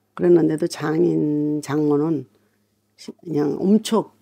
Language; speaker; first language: Korean; native; Korean